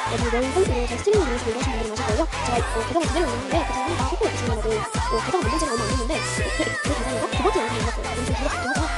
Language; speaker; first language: Korean; native; Korean